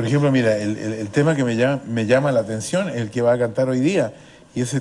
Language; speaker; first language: Spanish; native; Spanish